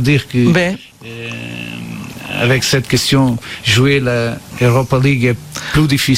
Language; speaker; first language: French; non-native, learner; Portuguese